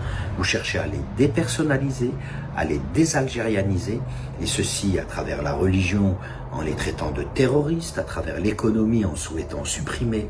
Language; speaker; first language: French; non-native, local second language; Kabyle